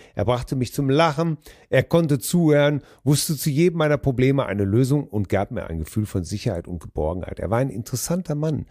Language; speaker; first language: German; native; German